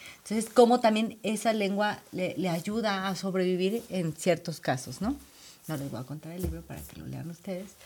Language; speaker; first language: Spanish; native; Spanish